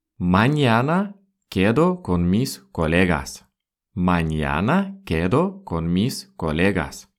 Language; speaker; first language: Spanish; non-native, fluent; Russian